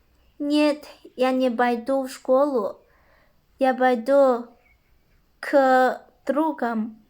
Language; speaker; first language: Russian; non-native, local second language; Kyrgyz